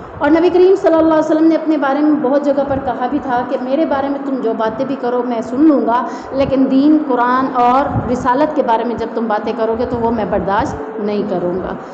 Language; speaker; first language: Urdu; non-native, local second language; Saraiki